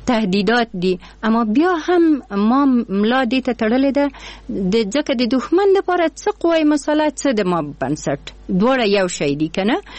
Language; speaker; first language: Pashto; non-native, local second language; Persian